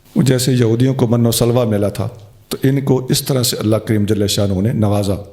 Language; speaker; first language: Urdu; non-native, local second language; Punjabi